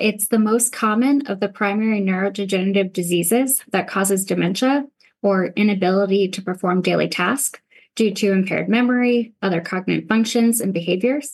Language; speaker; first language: English; native; English